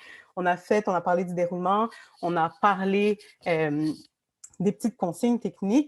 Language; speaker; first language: French; native; French